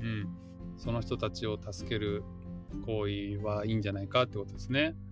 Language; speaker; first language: Japanese; native; Japanese